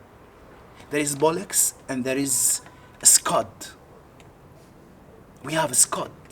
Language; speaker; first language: English; non-native, learner; Arabic